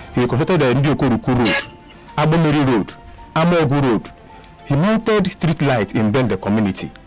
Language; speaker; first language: English; non-native, local second language; Igbo